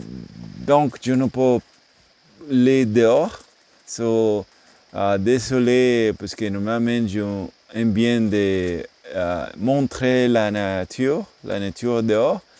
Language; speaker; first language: French; non-native, learner; English